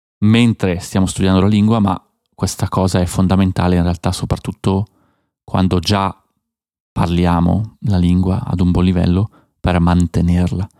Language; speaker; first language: Italian; native; Italian